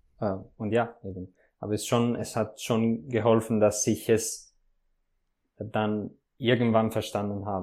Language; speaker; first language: German; non-native, fluent; Italian